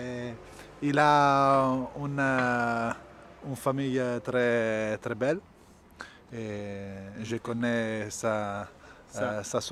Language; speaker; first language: French; non-native, learner; Italian